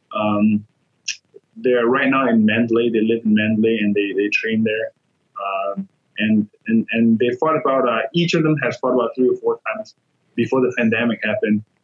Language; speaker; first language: English; non-native, fluent; Burmese